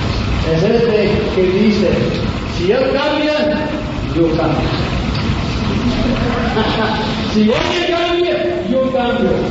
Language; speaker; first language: Spanish; non-native, fluent; English